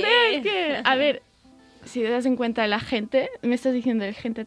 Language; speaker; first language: Spanish; early bilingual, heritage; English